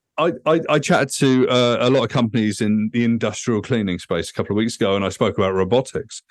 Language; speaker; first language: English; native; English